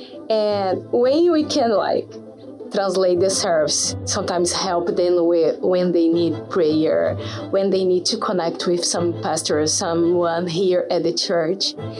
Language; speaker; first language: English; non-native, fluent; Portuguese